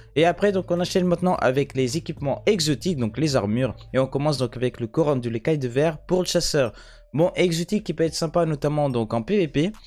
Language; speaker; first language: French; native; French